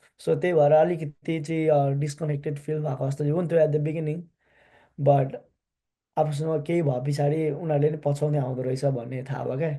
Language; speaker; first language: Nepali; early bilingual, heritage; Nepali